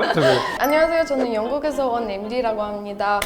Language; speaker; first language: Korean; non-native, fluent; English